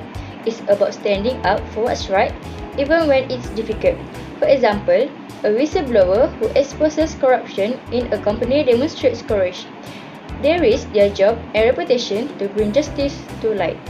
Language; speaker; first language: English; non-native, local second language; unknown